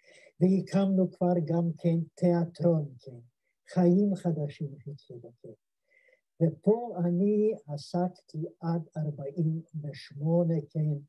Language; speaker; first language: Hebrew; non-native, fluent; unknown